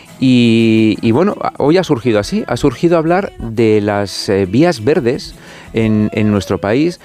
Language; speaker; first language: Spanish; native; Spanish